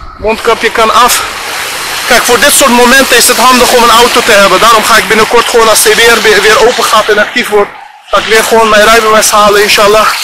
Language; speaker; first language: Dutch; early bilingual, other home language; Persian